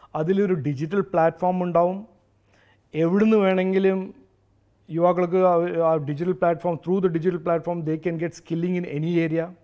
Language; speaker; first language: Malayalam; early bilingual, heritage; Malayalam